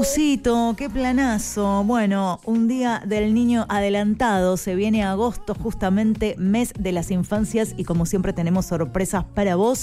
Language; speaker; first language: Spanish; native; Spanish